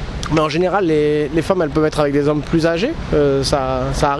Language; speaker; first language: French; native; French